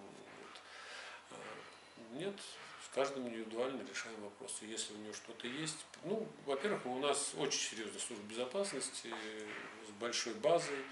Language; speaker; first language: Russian; native; Russian